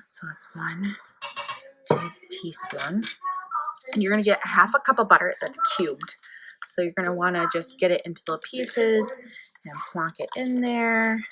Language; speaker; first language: English; native; English